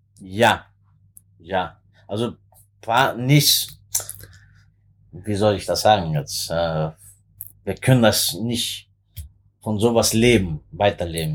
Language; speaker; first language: German; non-native, fluent; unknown